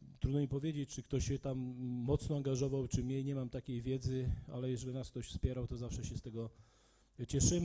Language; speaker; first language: Polish; native; Polish